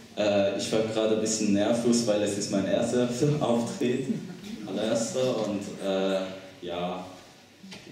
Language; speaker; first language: German; non-native, learner; Persian